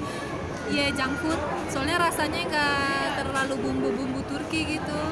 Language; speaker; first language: Indonesian; native; Indonesian